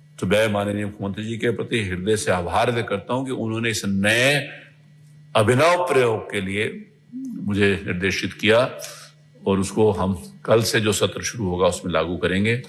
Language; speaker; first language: Hindi; native; Hindi